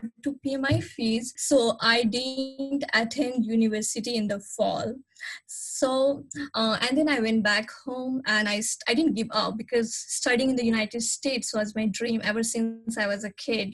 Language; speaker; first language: English; non-native, local second language; Nepali